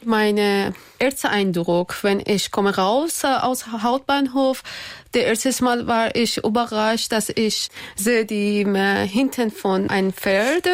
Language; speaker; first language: German; non-native, learner; Persian